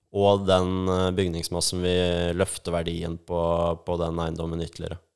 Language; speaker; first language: Norwegian; native; Norwegian